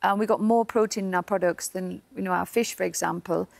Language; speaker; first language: English; native; English